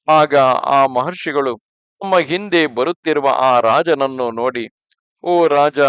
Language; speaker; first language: Kannada; native; Kannada